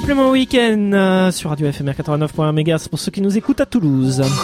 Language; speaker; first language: French; native; French